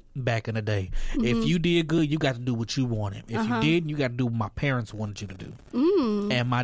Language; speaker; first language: English; native; English